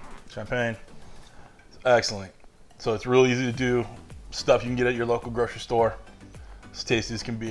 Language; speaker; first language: English; native; English